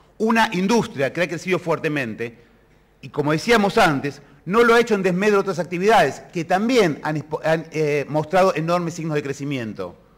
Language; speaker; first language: Spanish; native; Spanish